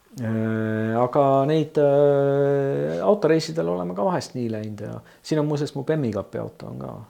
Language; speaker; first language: Estonian; native; Estonian